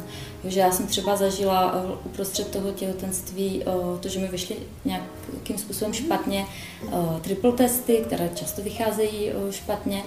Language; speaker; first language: Czech; native; Czech